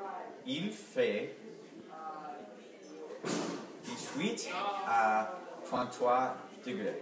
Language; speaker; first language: French; non-native, learner; English